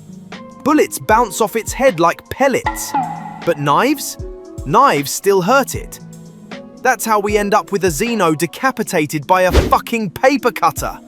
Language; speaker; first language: English; native; English